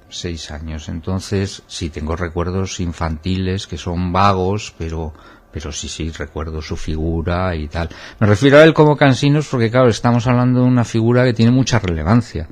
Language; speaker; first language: Spanish; native; Spanish